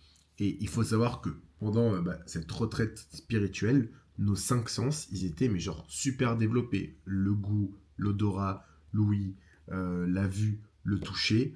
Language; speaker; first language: French; native; French